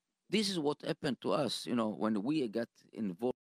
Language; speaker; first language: English; non-native, fluent; Hebrew